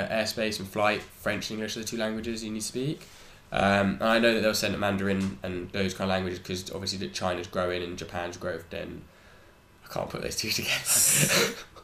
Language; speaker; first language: English; native; English